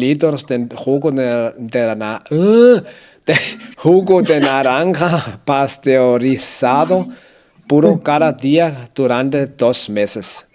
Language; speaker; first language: Spanish; non-native, learner; Danish